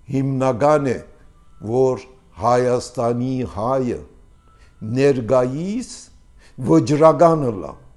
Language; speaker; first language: Armenian; early bilingual, heritage; Armenian